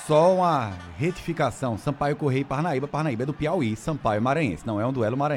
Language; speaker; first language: Portuguese; native; Portuguese